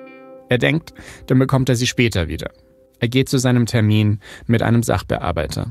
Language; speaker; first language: German; native; German